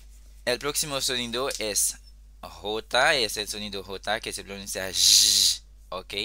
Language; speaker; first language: Spanish; non-native, fluent; Haitian Creole